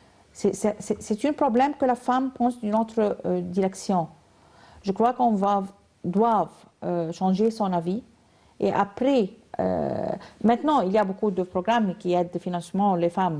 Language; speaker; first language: French; non-native, learner; Arabic